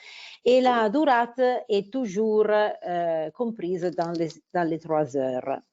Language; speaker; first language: French; non-native, fluent; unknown